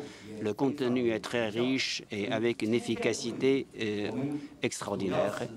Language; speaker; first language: French; non-native, fluent; Chinese